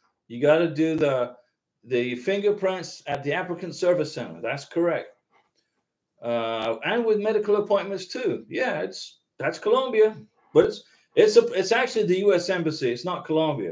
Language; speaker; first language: English; native; English